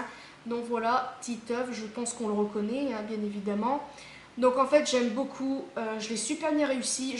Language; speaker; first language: French; native; French